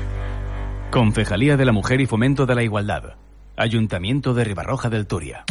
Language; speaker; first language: Catalan; native; Catalan